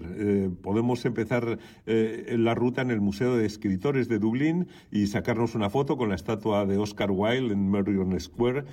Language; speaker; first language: Spanish; native; Spanish